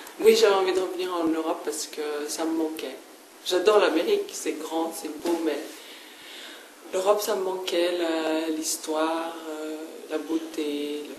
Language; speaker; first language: French; non-native, fluent; English